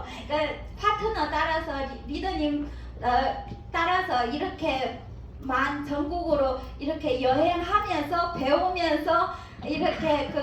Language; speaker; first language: Korean; non-native, learner; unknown